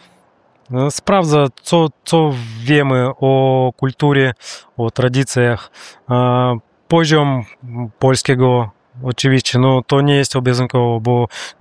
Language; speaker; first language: Polish; non-native, learner; Russian